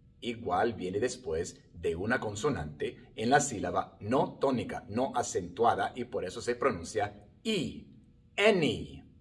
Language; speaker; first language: Spanish; non-native, fluent; English